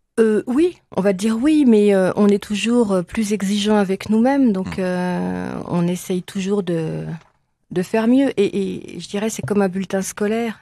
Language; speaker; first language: French; native; French